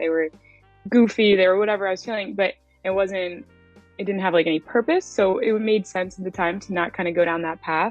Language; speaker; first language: English; native; English